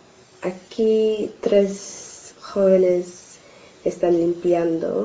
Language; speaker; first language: Spanish; non-native, learner; English